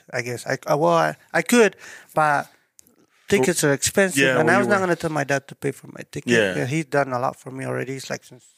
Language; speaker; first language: English; non-native, fluent; Tigrinya